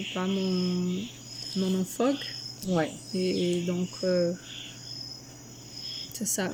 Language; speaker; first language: French; non-native, fluent; Portuguese